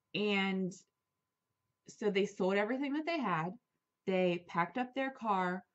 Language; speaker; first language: English; native; English